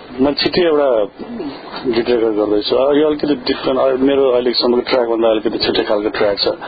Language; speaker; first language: Nepali; native; Nepali